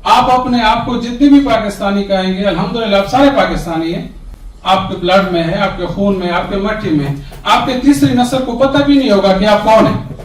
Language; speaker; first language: Urdu; non-native, local second language; Pashto